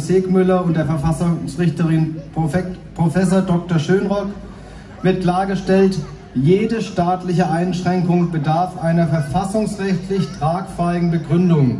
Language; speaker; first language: German; native; German